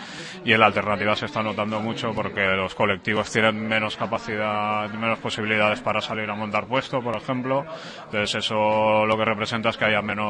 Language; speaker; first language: Spanish; native; Spanish